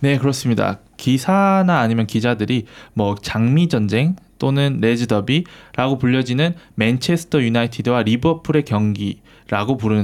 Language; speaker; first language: Korean; native; Korean